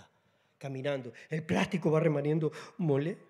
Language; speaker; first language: Italian; non-native, learner; Spanish